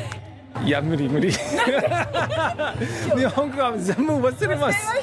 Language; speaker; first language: Japanese; non-native, learner; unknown